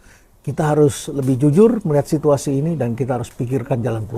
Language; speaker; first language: Indonesian; native; Indonesian